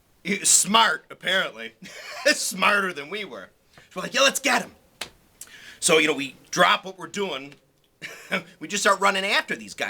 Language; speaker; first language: English; native; English